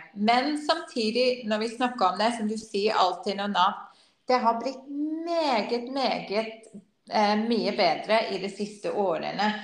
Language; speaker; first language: Norwegian; non-native, fluent; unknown